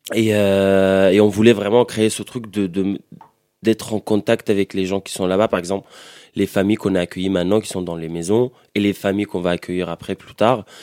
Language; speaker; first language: French; non-native, fluent; Arabic